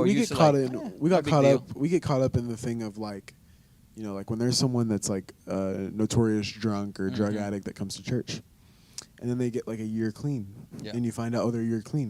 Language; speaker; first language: English; native; English